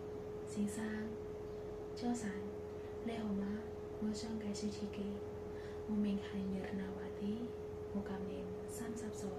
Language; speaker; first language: Cantonese; non-native, learner; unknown